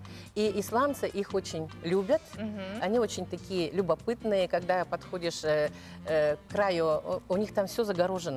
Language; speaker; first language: Russian; native; Russian